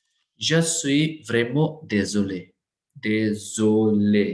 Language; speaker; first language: French; non-native, learner; Hindi